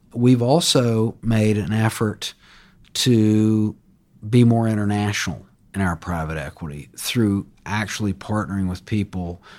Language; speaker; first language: English; native; English